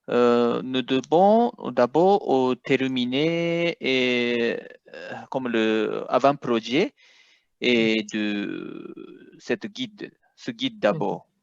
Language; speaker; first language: French; non-native, fluent; Japanese